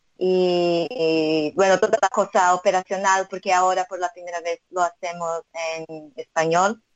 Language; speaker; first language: Spanish; non-native, fluent; Portuguese